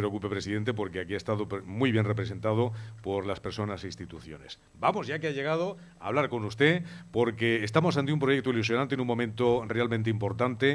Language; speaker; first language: Spanish; native; Spanish